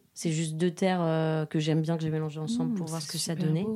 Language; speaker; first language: French; native; French